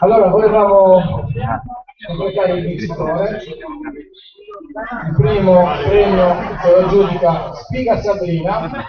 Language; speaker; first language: Italian; native; Italian